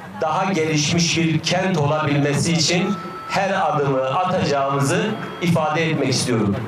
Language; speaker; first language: Turkish; native; Turkish